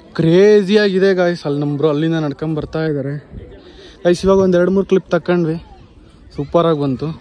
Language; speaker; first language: Kannada; native; Kannada